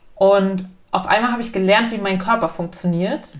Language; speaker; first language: German; native; German